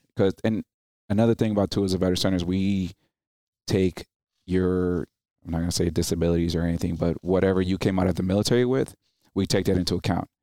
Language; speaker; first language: English; early bilingual, other home language; Spanish